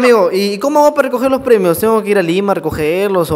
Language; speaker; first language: Spanish; native; Spanish